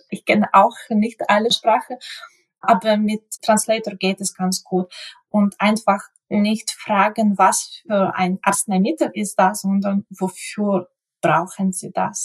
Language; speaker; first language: German; non-native, local second language; Ukrainian